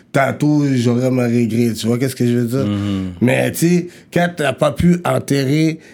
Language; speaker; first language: French; early bilingual, other home language; Rundi